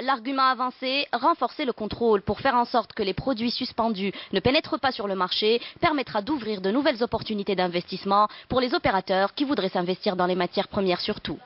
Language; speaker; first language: French; non-native, local second language; Arabic